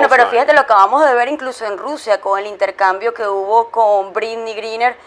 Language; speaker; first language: Spanish; native; Spanish